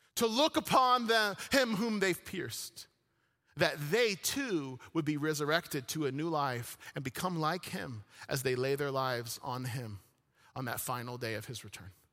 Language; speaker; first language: English; early bilingual, other home language; Arabic